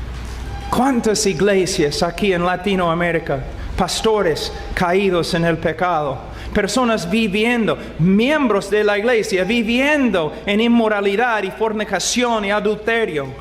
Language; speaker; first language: Spanish; non-native, fluent; English